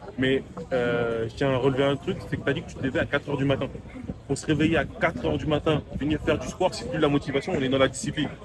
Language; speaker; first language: French; native; French